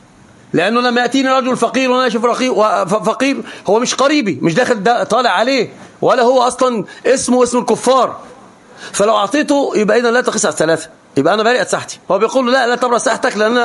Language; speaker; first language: Arabic; native; Arabic